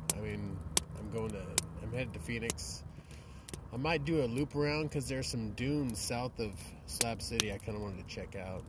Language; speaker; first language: English; native; English